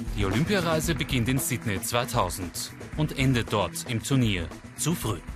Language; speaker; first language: German; native; German